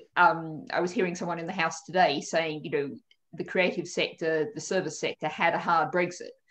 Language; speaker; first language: English; native; English